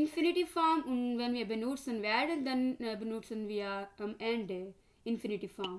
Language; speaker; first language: German; non-native, learner; Urdu